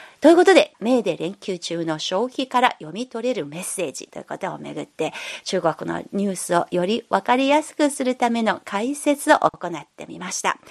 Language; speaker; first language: Japanese; non-native, fluent; Chinese